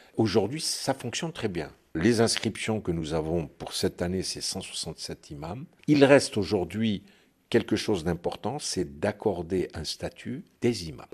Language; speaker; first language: French; non-native, local second language; Arabic